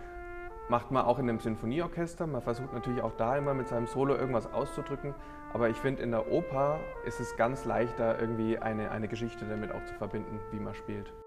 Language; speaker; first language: German; native; German